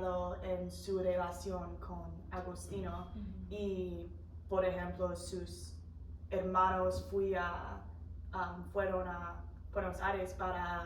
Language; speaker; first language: Spanish; non-native, fluent; English